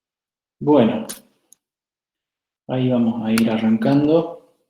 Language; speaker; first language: Spanish; native; Spanish